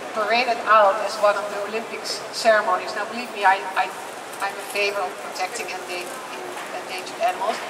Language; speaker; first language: English; non-native, fluent; Dutch